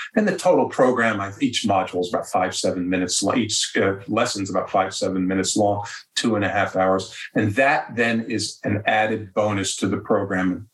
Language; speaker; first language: English; native; English